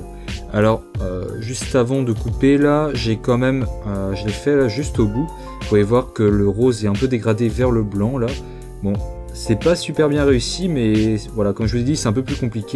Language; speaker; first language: French; native; French